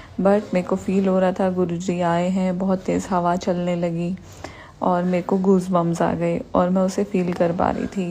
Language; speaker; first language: Hindi; native; Hindi